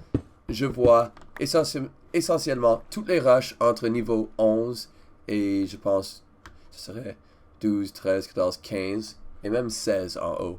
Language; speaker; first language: French; non-native, learner; English